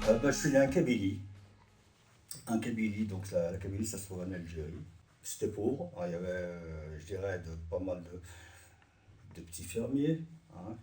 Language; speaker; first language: French; non-native, local second language; Kabyle